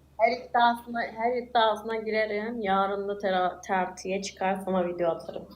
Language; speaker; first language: Turkish; native; Turkish